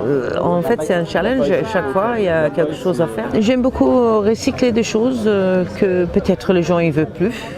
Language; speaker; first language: French; non-native, fluent; English